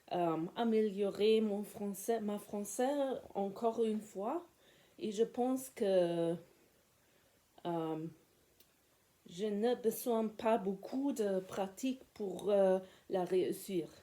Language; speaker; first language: French; non-native, learner; German